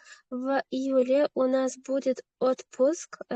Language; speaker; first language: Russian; non-native, learner; Uzbek